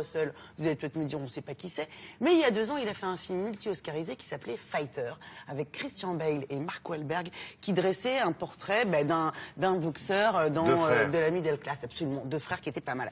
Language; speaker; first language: French; native; French